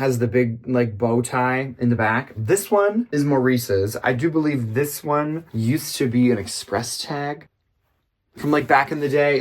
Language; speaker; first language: English; native; English